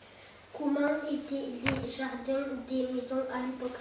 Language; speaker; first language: French; native; French